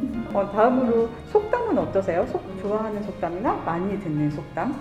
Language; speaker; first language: Korean; native; Korean